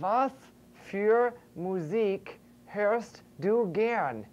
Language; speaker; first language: German; non-native, fluent; English